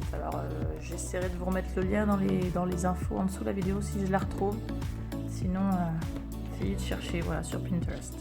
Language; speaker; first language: French; native; French